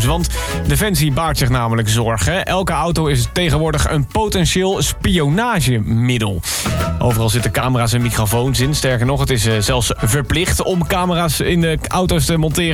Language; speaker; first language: Dutch; native; Dutch